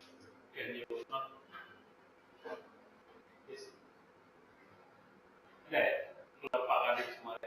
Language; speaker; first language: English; non-native, learner; Indonesian